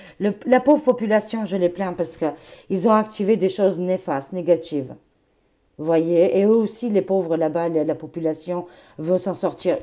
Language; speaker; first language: French; non-native, fluent; Albanian